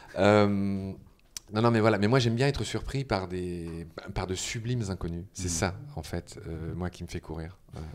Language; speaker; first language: French; native; French